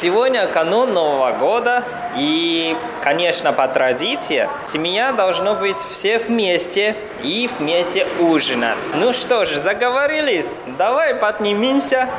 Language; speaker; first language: Russian; non-native, fluent; Chinese